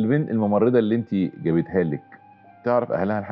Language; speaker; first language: Arabic; native; Arabic